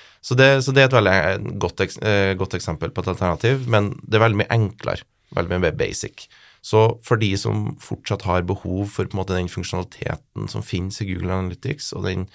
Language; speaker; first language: Norwegian; native; Norwegian